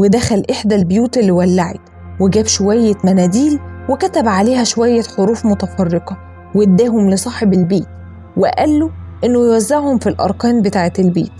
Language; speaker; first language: Arabic; native; Arabic